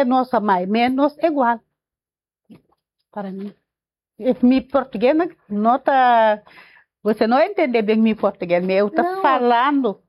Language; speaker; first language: Portuguese; non-native, learner; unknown